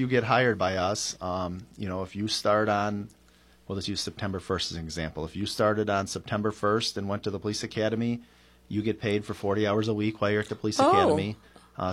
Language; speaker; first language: English; native; English